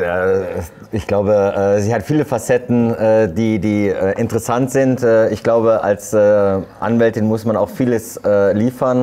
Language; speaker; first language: German; native; German